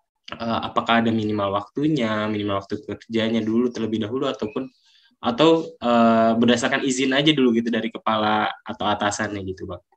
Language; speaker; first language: Indonesian; native; Indonesian